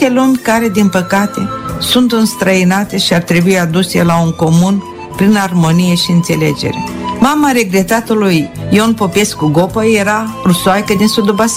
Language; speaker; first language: Romanian; non-native, local second language; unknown